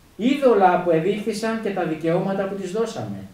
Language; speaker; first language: Greek; native; Greek